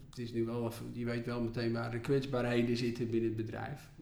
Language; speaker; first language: Dutch; native; Dutch